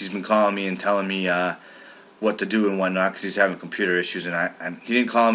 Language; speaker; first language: English; native; English